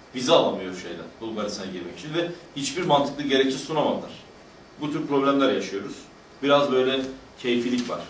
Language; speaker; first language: Turkish; native; Turkish